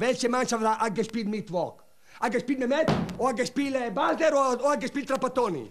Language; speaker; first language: German; non-native, learner; Italian